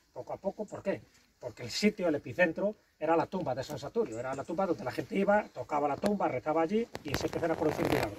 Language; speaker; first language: Spanish; native; Spanish